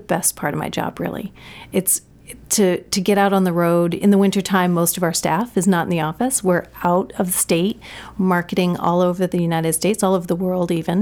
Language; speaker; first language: English; native; English